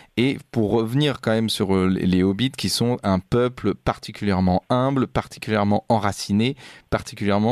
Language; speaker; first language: French; native; French